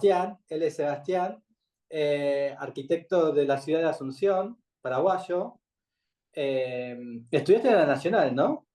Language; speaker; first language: Spanish; native; Spanish